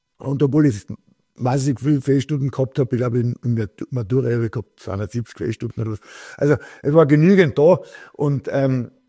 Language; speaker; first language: German; native; German